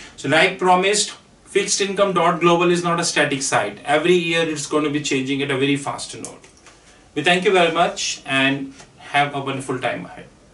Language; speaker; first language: English; non-native, local second language; Hindi